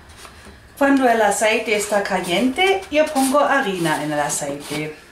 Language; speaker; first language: Spanish; non-native, learner; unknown